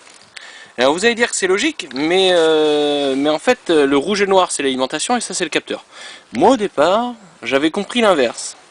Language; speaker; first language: French; native; French